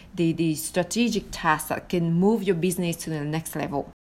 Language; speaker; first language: English; non-native, fluent; Vietnamese